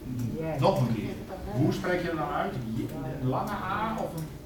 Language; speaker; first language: Dutch; native; Dutch